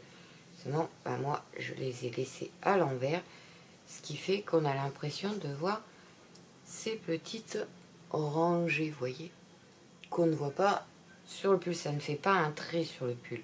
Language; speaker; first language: French; native; French